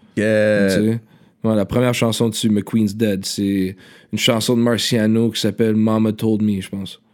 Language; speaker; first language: French; native; French